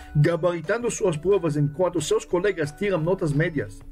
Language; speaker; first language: Portuguese; non-native, fluent; Hebrew